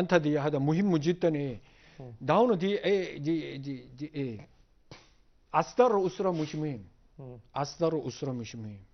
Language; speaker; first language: Egyptian Arabic; non-native, learner; Korean